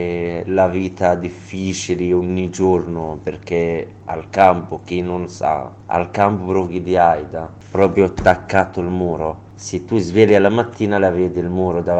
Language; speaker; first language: Italian; non-native, learner; Arabic